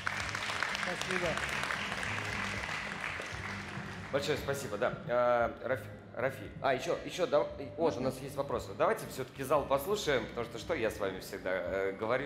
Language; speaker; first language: Russian; native; Russian